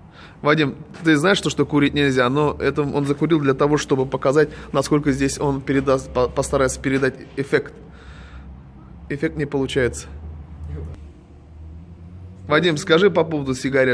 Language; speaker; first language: Russian; non-native, local second language; Tatar